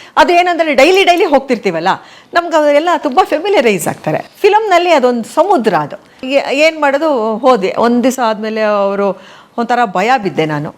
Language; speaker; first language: Kannada; native; Kannada